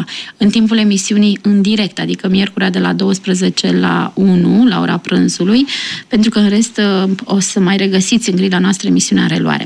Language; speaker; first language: Romanian; native; Romanian